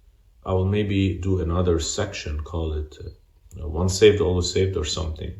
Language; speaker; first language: English; non-native, fluent; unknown